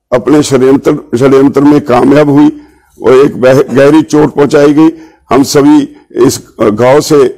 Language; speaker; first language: Hindi; non-native, local second language; Punjabi